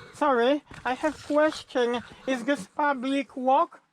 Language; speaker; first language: English; non-native, learner; Polish